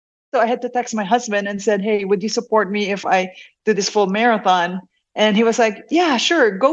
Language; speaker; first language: English; non-native, local second language; Hiligaynon